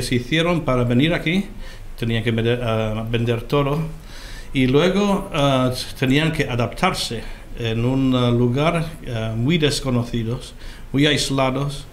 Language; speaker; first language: Spanish; non-native, fluent; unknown